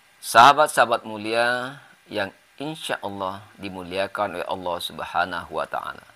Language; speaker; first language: Indonesian; native; Indonesian